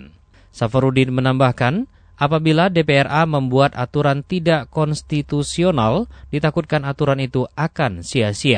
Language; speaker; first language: Indonesian; native; Indonesian